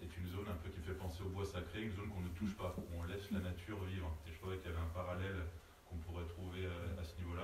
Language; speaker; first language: French; native; French